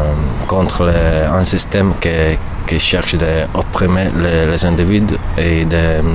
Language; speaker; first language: French; non-native, learner; Italian